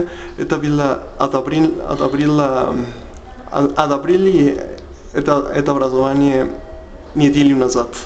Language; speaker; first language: Russian; non-native, learner; Spanish